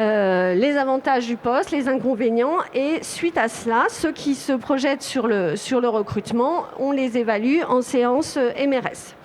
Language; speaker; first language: French; native; French